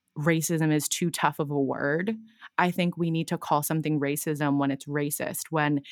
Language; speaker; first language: English; native; English